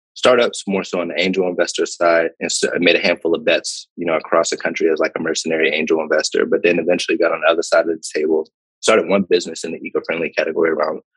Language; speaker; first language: English; native; English